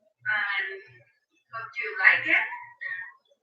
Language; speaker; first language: English; non-native, learner; Spanish